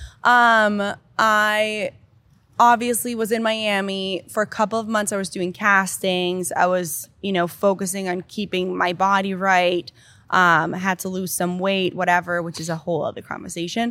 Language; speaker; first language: English; non-native, fluent; Danish